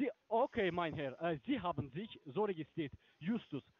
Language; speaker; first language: German; non-native, learner; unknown